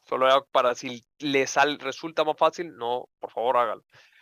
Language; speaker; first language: Spanish; native; Spanish